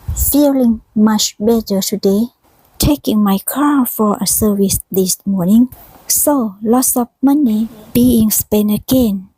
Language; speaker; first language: English; non-native, learner; Thai